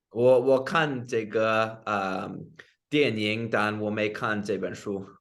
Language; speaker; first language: Chinese; non-native, fluent; English